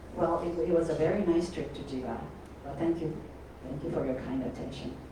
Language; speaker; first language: English; non-native, fluent; Japanese